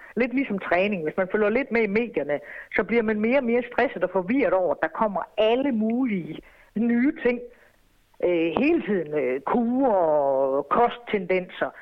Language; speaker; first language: Danish; native; Danish